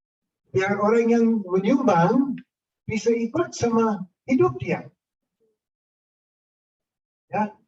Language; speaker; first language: Indonesian; non-native, fluent; English